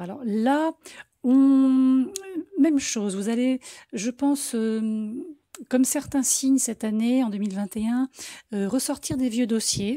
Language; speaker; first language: French; native; French